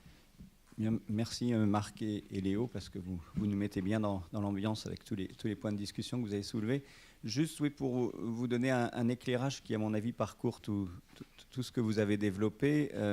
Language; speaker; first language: French; native; French